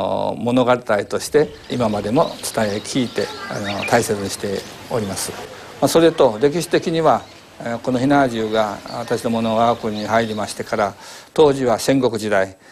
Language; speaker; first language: Japanese; native; Japanese